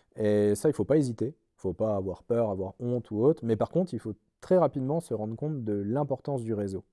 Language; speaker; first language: French; native; French